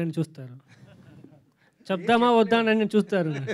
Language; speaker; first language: Telugu; non-native, learner; Tamil